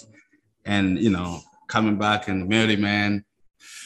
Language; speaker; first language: English; non-native, fluent; Mossi